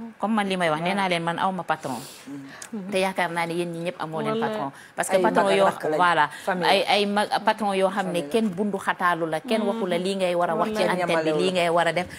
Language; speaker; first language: Wolof; native; Wolof